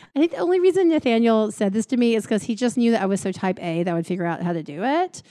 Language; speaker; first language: English; native; English